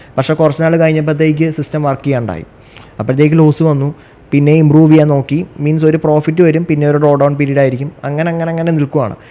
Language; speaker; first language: Malayalam; native; Malayalam